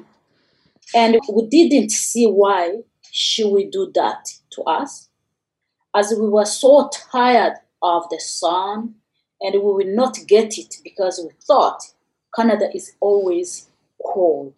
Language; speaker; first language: English; non-native, local second language; Kinyarwanda